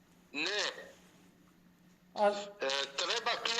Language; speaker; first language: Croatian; non-native, learner; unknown